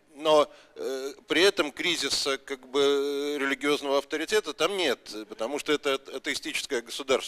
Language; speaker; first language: Russian; native; Russian